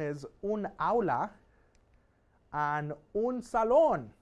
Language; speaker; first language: Spanish; non-native, fluent; English